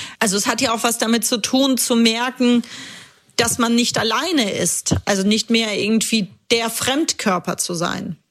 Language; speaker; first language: German; early bilingual, other home language; Russian